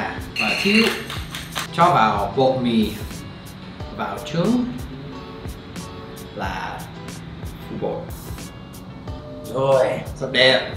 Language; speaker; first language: Vietnamese; non-native, fluent; English